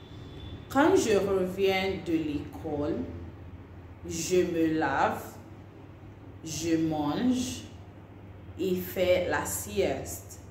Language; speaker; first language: French; non-native, fluent; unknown